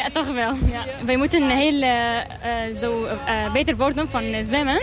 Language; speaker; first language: Dutch; non-native, learner; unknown